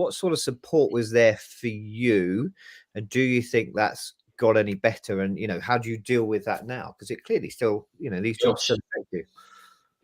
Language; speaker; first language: English; native; English